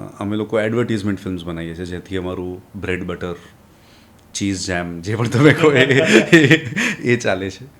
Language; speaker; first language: Gujarati; non-native, local second language; Marwari